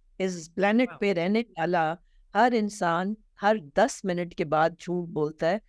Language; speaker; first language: Urdu; native; Urdu